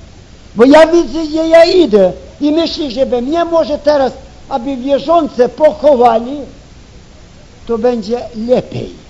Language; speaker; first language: Polish; early bilingual, heritage; Ukrainian